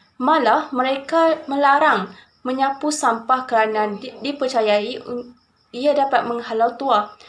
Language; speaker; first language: Malay; native; Malay